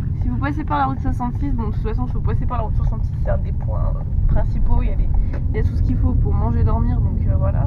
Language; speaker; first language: French; native; French